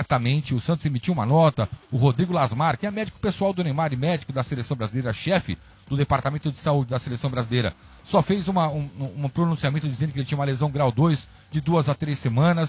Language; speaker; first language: Portuguese; native; Portuguese